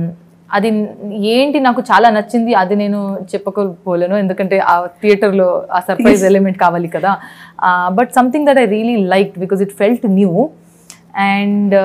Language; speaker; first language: Telugu; non-native, learner; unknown